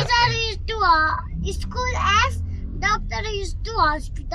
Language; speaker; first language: English; non-native, learner; Nepali